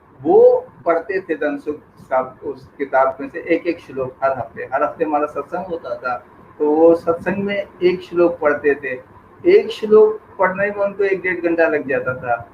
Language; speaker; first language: Urdu; non-native, local second language; Sindhi